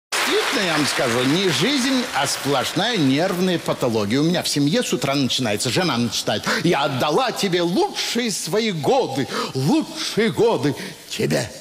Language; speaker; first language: Russian; native; Russian